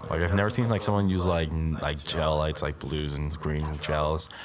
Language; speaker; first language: English; native; English